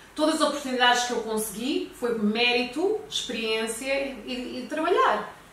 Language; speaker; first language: Portuguese; native; Portuguese